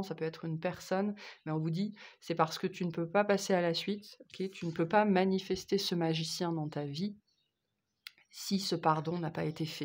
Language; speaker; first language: French; native; French